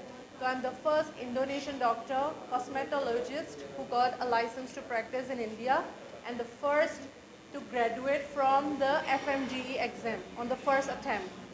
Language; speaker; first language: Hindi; non-native, learner; Indonesian